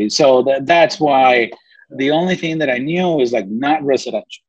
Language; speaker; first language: English; non-native, fluent; Spanish